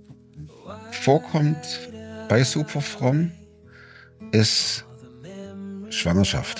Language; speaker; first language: German; native; German